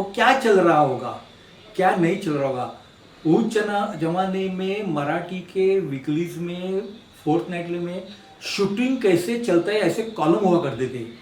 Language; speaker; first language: Hindi; non-native, local second language; Marathi